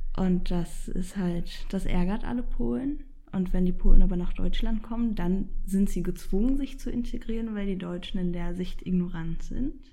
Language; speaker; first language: German; early bilingual, other home language; Polish